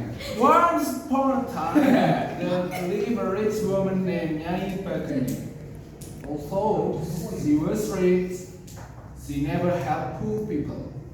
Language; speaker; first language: English; non-native, learner; Indonesian